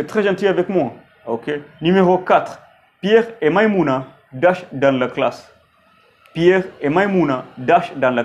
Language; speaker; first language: French; non-native, fluent; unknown